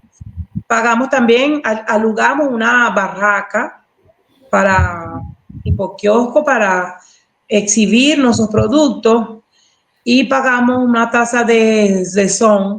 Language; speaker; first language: Portuguese; non-native, learner; Spanish